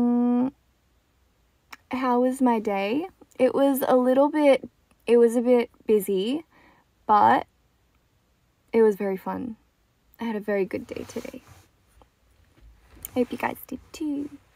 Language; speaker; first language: English; early bilingual, other home language; Korean